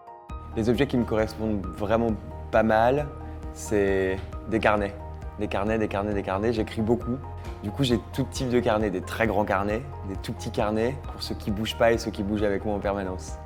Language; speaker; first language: French; native; French